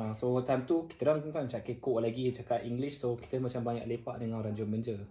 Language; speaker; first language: Malay; non-native, fluent; German